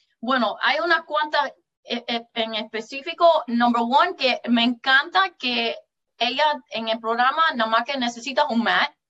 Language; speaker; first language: Spanish; early bilingual, heritage; English